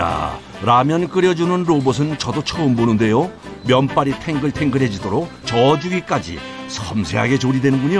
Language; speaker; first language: Korean; native; Korean